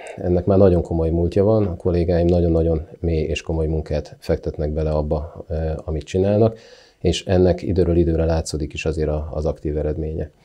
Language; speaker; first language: Hungarian; native; Hungarian